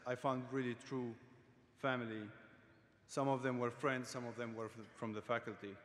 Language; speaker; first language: English; non-native, fluent; Arabic